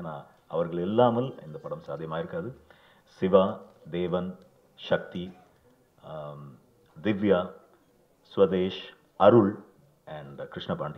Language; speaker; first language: Tamil; native; Tamil